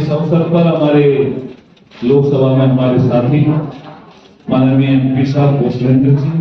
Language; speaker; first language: Hindi; native; Hindi